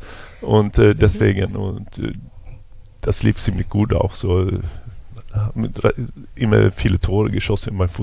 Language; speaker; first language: German; non-native, fluent; Swedish